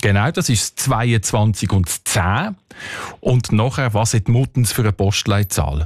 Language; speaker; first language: German; native; German